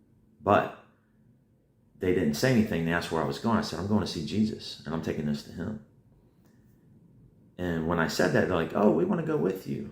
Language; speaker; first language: English; native; English